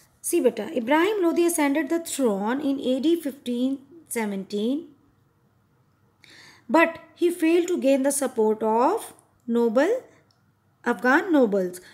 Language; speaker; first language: English; non-native, local second language; Hindi